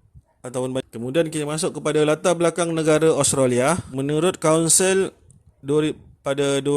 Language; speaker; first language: Malay; native; Malay